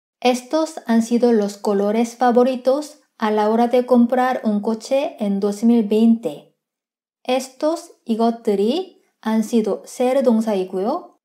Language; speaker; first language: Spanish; non-native, fluent; Korean